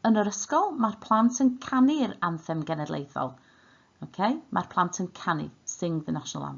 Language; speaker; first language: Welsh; non-native, local second language; English